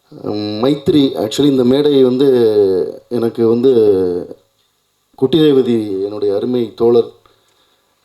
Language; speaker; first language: Tamil; native; Tamil